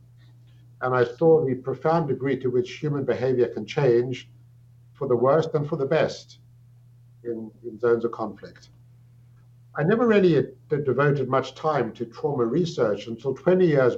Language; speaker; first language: English; native; English